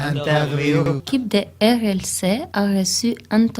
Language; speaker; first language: French; non-native, learner; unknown